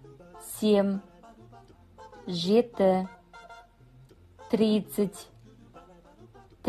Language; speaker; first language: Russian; non-native, fluent; Kazakh